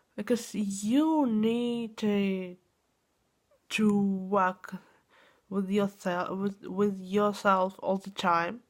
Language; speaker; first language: English; non-native, learner; Russian